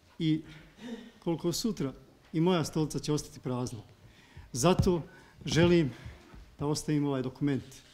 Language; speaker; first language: Bosnian; native; Bosnian